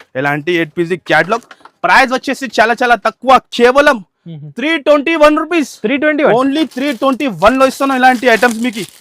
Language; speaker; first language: Telugu; non-native, local second language; Urdu